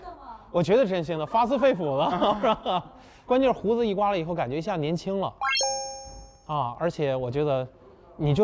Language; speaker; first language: Chinese; native; Chinese